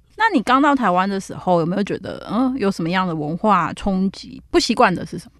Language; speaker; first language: Chinese; native; Chinese